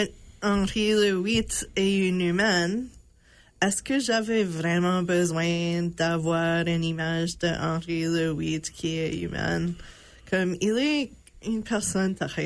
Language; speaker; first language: French; non-native, local second language; English